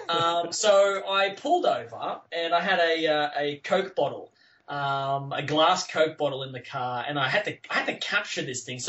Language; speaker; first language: English; native; English